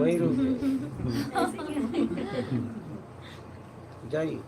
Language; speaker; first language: Hindi; native; Hindi